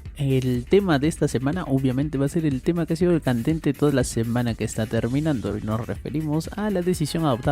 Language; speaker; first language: Spanish; native; Spanish